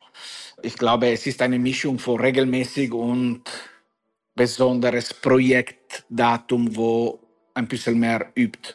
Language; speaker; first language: German; non-native, fluent; Italian